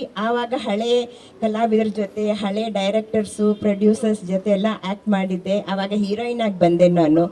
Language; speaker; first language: Kannada; non-native, local second language; Malayalam